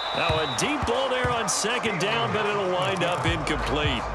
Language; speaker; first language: English; native; English